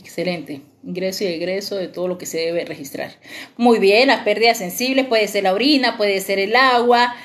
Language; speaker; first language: Spanish; native; Spanish